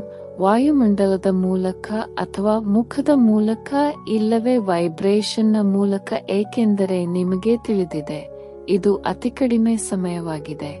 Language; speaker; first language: Kannada; native; Kannada